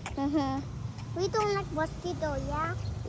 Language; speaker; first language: English; non-native, learner; Persian